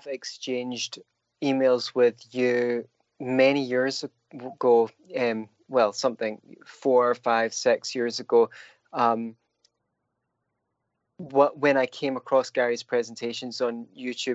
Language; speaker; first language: English; native; English